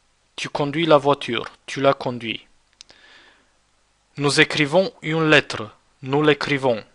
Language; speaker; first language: French; non-native, fluent; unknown